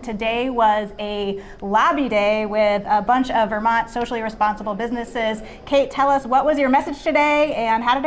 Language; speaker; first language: English; native; English